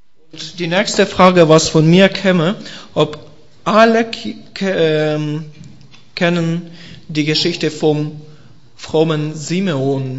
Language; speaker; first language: German; non-native, learner; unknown